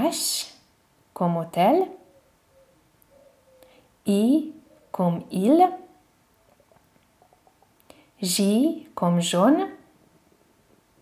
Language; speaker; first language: French; non-native, fluent; Hungarian